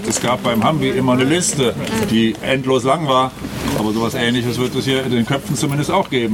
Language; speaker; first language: German; native; German